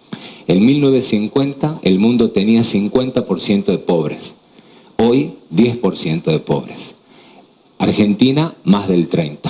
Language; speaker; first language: Spanish; native; Spanish